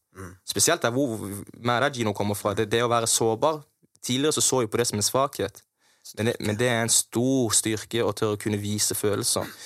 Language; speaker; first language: Norwegian; native; Norwegian